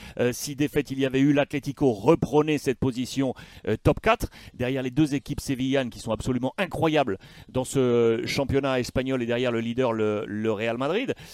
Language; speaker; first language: French; native; French